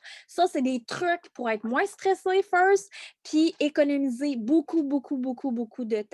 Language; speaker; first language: French; native; French